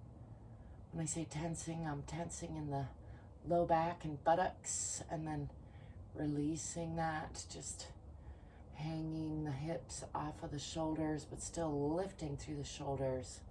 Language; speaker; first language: English; native; English